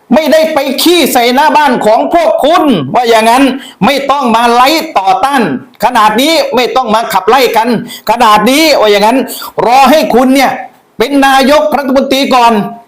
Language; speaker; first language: Thai; native; Thai